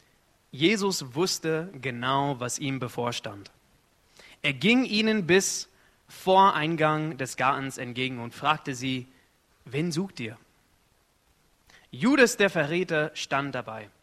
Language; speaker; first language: German; non-native, fluent; Arabic